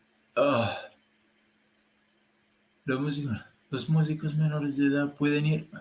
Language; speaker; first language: Spanish; non-native, learner; Italian